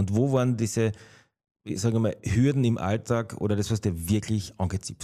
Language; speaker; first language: German; native; German